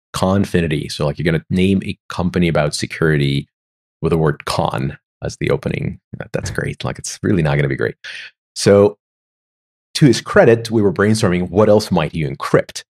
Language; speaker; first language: English; non-native, fluent; Ukrainian